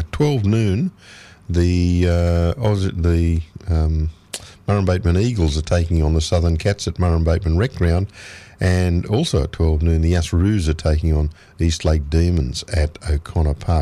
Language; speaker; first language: English; native; English